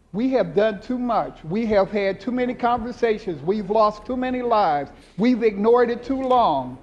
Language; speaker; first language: English; native; English